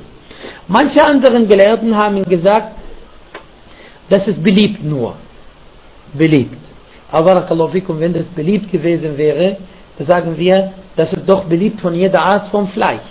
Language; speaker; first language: German; non-native, fluent; Arabic